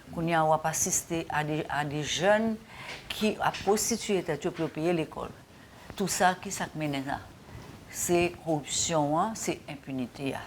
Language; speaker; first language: Haitian Creole; native; Haitian Creole